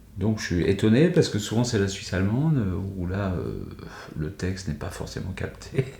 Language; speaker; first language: French; native; French